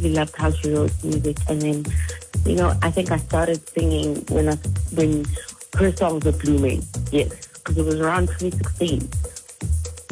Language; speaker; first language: English; non-native, local second language; Zulu